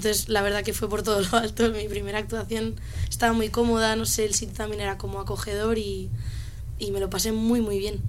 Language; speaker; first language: Spanish; native; Spanish